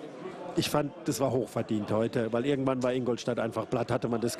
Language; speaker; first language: German; native; German